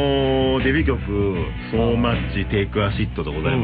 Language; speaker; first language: Japanese; native; Japanese